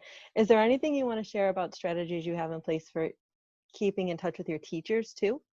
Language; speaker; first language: English; native; English